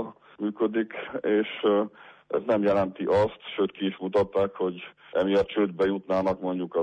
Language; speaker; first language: Hungarian; native; Hungarian